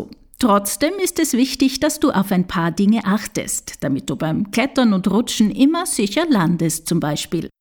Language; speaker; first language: German; native; German